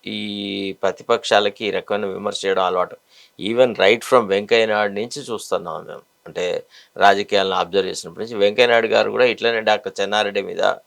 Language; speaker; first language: Telugu; native; Telugu